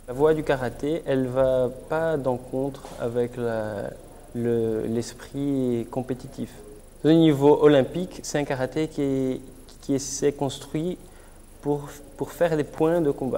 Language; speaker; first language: French; early bilingual, other home language; Portuguese